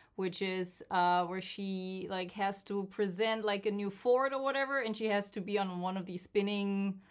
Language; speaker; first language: English; non-native, fluent; German